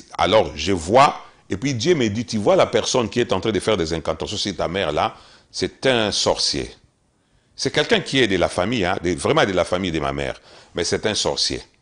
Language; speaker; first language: French; non-native, local second language; Lingala